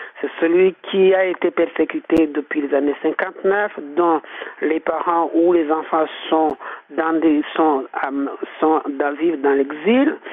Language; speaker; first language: French; non-native, local second language; Kinyarwanda